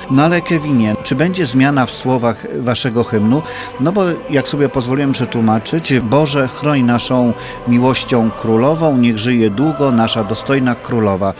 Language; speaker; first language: Polish; native; Polish